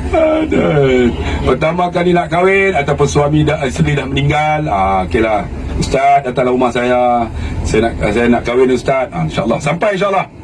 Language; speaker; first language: Malay; native; Malay